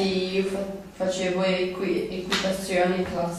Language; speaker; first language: Italian; non-native, learner; Portuguese